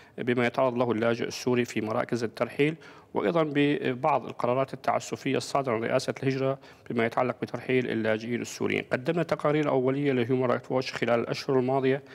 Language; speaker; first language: Arabic; native; Arabic